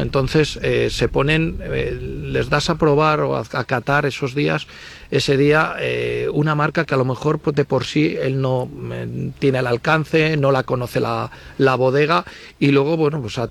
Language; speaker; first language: Spanish; native; Spanish